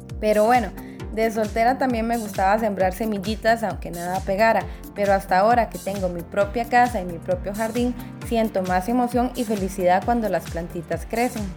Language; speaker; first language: Spanish; native; Spanish